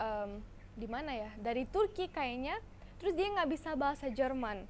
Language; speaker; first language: Indonesian; non-native, fluent; German